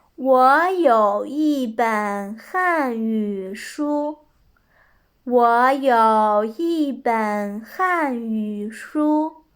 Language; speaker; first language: Chinese; non-native, fluent; Kyrgyz